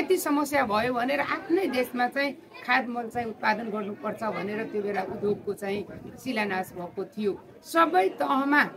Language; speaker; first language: Nepali; non-native, local second language; Maithili